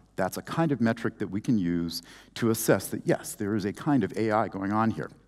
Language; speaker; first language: English; native; English